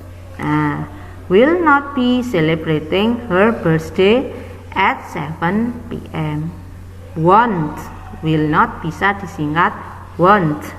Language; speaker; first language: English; non-native, fluent; Indonesian